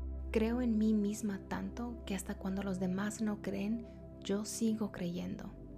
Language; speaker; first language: Spanish; early bilingual, heritage; Spanish